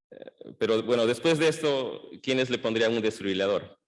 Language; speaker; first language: Spanish; native; Spanish